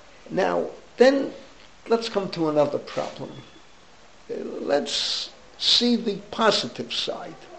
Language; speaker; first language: English; native; English